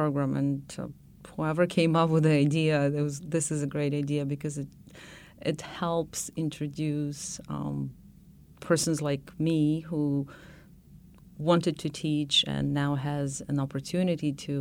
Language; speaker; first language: English; non-native, fluent; Ukrainian